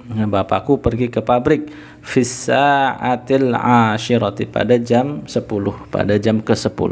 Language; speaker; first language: Indonesian; native; Indonesian